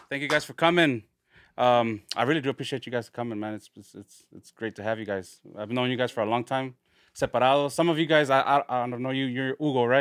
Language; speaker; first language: English; early bilingual, other home language; Spanish